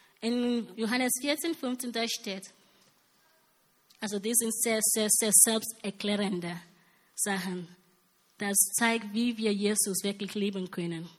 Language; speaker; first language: German; non-native, learner; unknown